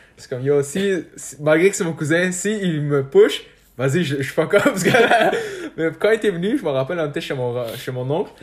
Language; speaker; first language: French; early bilingual, other home language; Persian